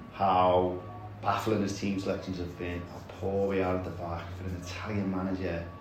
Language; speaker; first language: English; native; English